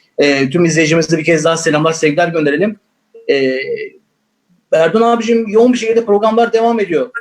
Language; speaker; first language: Turkish; native; Turkish